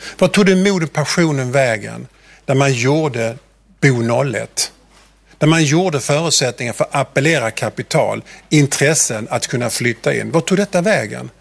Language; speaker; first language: Swedish; native; Swedish